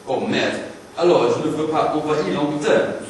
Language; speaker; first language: French; non-native, learner; English